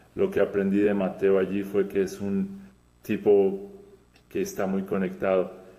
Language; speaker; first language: Spanish; non-native, fluent; Serbian